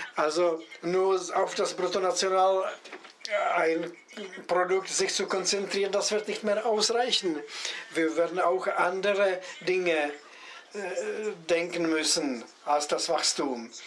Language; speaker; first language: German; non-native, fluent; Czech